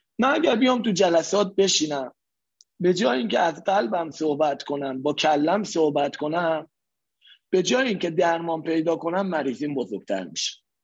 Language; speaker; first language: Persian; native; Persian